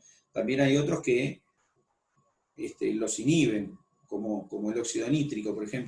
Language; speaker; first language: Spanish; native; Spanish